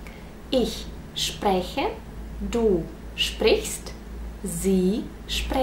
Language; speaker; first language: German; non-native, fluent; Russian